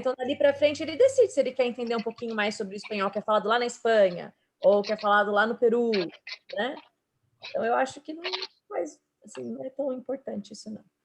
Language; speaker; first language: Portuguese; native; Portuguese